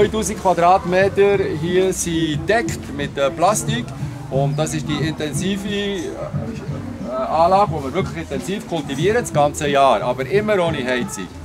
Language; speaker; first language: German; non-native, local second language; French